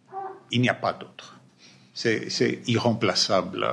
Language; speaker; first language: French; non-native, fluent; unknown